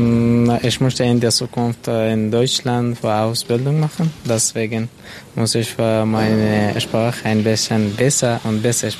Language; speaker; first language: German; non-native, learner; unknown